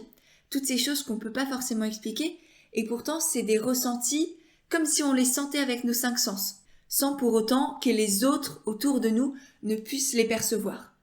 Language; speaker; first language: French; native; French